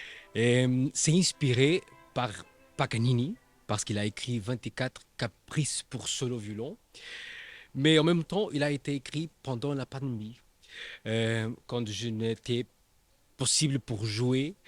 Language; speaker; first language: French; non-native, learner; Portuguese